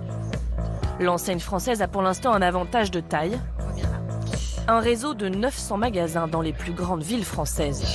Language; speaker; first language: French; native; French